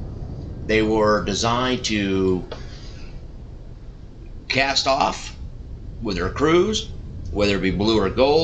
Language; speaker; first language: English; native; English